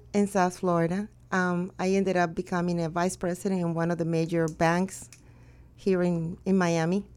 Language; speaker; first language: English; early bilingual, other home language; Spanish